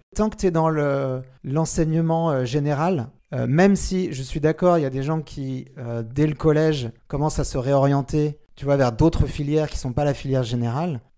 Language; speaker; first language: French; native; French